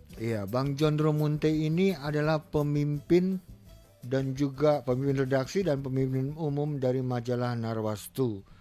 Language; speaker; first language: Indonesian; native; Indonesian